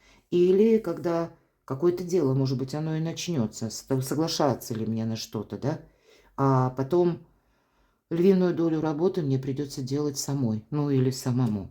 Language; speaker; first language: Russian; native; Russian